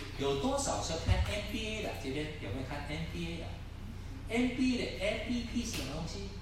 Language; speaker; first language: Chinese; non-native, local second language; Cantonese